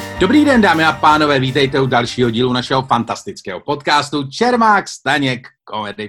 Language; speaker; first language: Czech; native; Czech